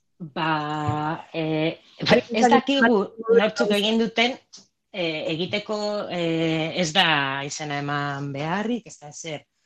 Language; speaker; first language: Basque; non-native, local second language; Spanish